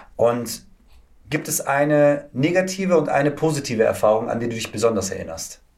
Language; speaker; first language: German; early bilingual, other home language; Turkish